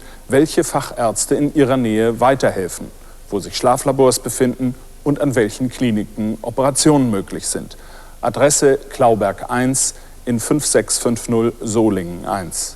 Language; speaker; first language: German; native; German